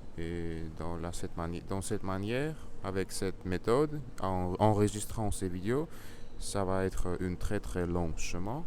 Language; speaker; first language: French; non-native, learner; Russian